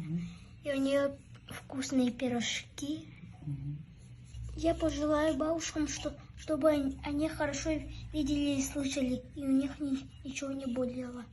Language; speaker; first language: Russian; non-native, local second language; Yakut